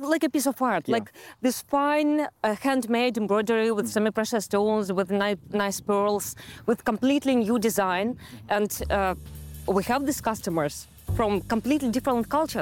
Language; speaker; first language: English; non-native, fluent; Russian